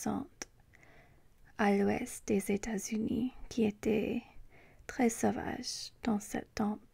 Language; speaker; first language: French; non-native, learner; English